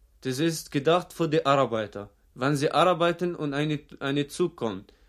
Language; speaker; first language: German; non-native, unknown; Arabic